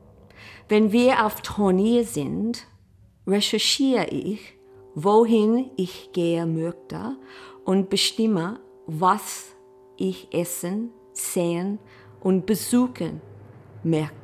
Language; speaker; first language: German; non-native, fluent; English